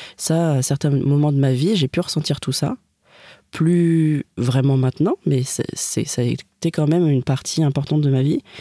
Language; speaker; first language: French; native; French